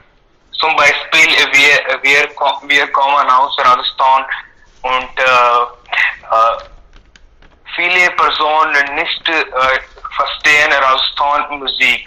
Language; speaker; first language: German; non-native, learner; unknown